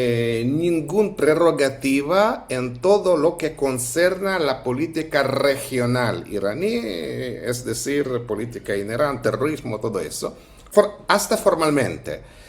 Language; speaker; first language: Spanish; non-native, fluent; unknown